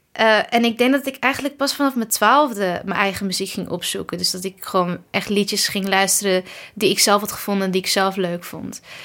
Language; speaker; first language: Dutch; early bilingual, other home language; Kurdish